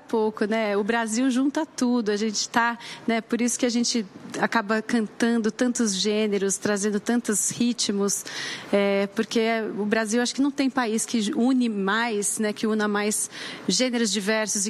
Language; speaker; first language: Portuguese; native; Portuguese